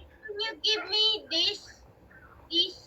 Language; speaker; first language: English; non-native, local second language; Filipino